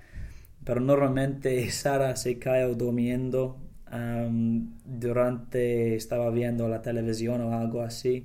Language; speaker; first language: Spanish; non-native, learner; English